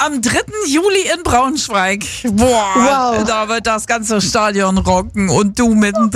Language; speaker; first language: German; native; German